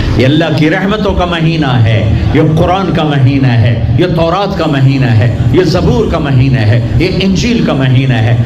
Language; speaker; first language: Urdu; non-native, local second language; Punjabi